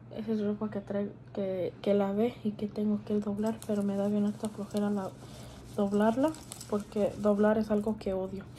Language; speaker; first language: Spanish; early bilingual, heritage; Spanish